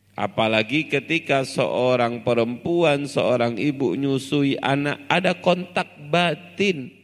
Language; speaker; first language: Indonesian; non-native, local second language; Javanese